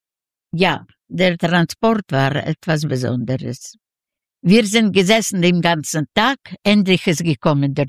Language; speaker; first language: German; non-native, learner; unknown